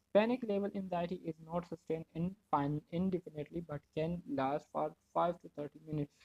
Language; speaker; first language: English; non-native, local second language; Urdu